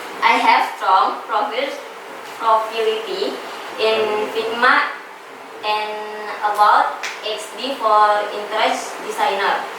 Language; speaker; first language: English; non-native, learner; Indonesian